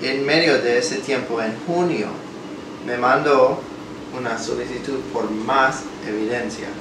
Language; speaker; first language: Spanish; non-native, fluent; English